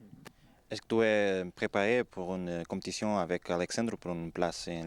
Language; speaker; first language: French; non-native, learner; Portuguese